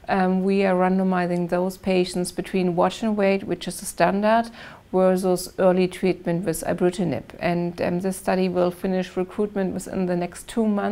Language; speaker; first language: English; non-native, fluent; German